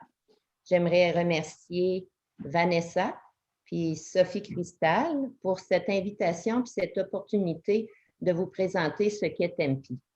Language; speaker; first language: French; native; French